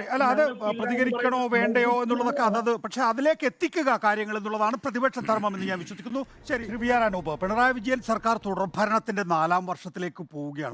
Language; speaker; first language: Malayalam; native; Malayalam